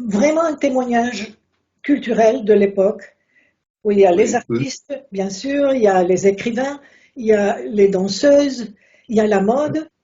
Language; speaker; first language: French; non-native, fluent; Spanish